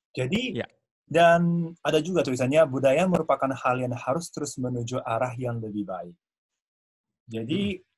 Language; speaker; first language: Indonesian; non-native, fluent; Japanese